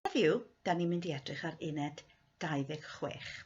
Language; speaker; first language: Welsh; native; Welsh